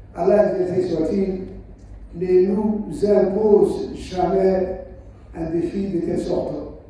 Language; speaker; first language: French; non-native, local second language; Somali